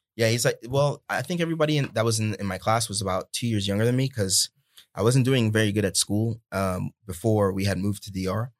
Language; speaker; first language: English; early bilingual, other home language; Spanish